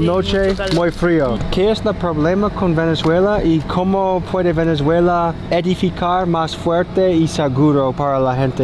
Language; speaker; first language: Spanish; non-native, learner; English